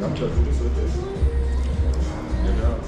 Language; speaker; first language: Korean; native; Korean